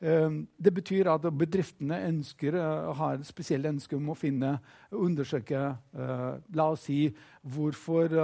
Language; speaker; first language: Norwegian; non-native, fluent; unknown